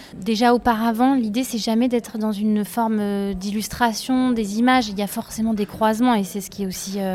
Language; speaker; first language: French; native; French